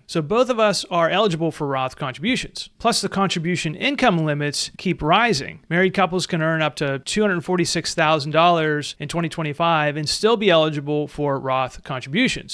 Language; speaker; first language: English; native; English